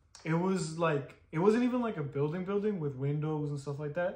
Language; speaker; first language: English; early bilingual, other home language; Spanish